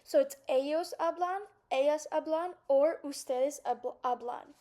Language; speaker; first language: Spanish; non-native, fluent; English